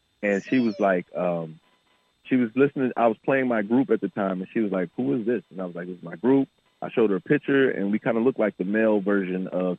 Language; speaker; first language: English; native; English